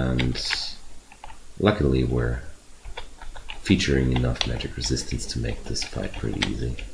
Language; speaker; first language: English; non-native, fluent; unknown